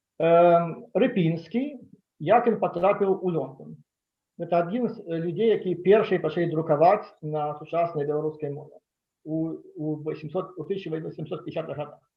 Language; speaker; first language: Belarusian; non-native, local second language; Russian